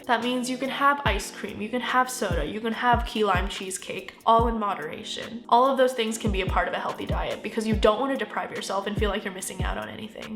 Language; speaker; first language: English; native; English